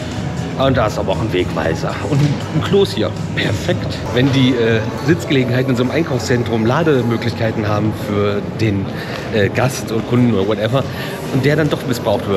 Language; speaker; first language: German; native; German